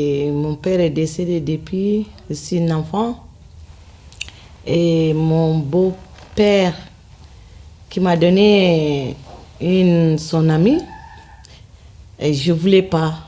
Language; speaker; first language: French; non-native, learner; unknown